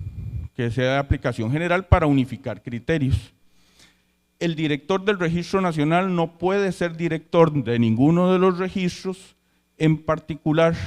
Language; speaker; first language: Spanish; native; Spanish